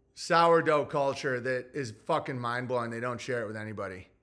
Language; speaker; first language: English; native; English